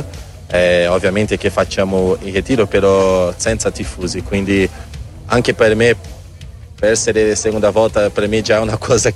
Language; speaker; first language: Italian; non-native, learner; Portuguese